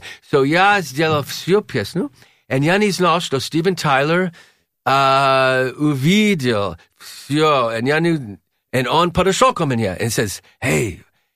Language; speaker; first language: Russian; non-native, learner; English